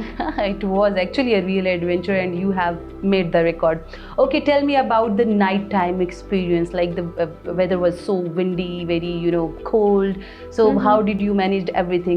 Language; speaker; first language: English; non-native, fluent; Urdu